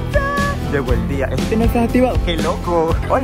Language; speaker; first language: Spanish; native; Spanish